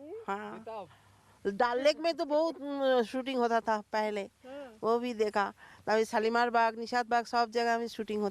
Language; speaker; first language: Hindi; non-native, local second language; Bangla